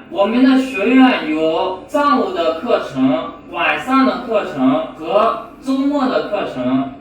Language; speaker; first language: Chinese; non-native, fluent; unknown